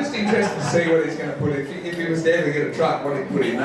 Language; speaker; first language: English; native; English